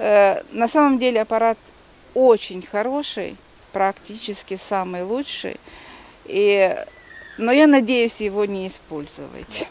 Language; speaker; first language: Russian; non-native, local second language; Romanian